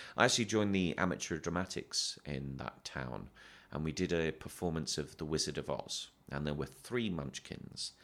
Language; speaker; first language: English; native; English